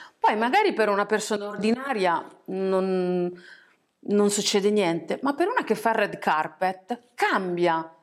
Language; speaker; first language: Italian; early bilingual, other home language; English